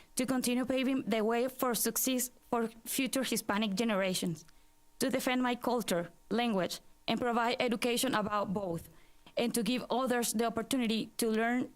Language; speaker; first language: English; non-native, fluent; Spanish